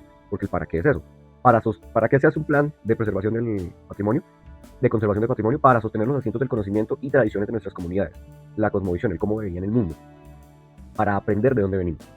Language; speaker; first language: Spanish; native; Spanish